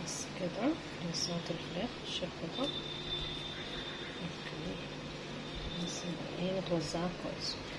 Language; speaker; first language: Arabic; native; Arabic